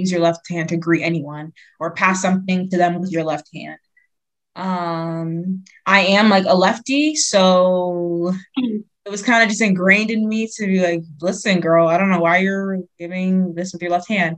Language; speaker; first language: English; native; English